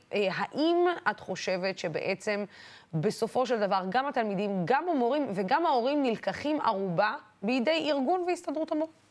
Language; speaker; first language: Hebrew; non-native, local second language; Arabic